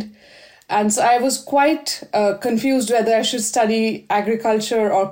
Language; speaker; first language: English; non-native, local second language; Hindi